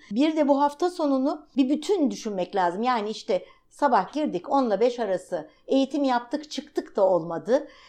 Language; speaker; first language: Turkish; native; Turkish